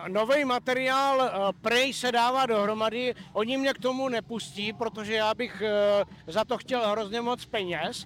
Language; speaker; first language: Czech; native; Czech